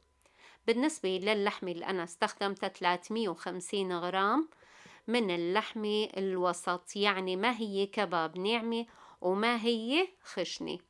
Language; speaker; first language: Arabic; native; Arabic